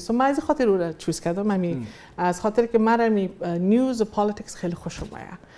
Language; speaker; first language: Persian; early bilingual, heritage; Persian